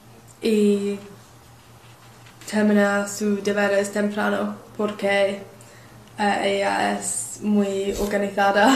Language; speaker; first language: Spanish; non-native, learner; English